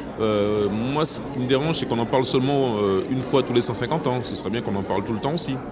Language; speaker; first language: French; native; French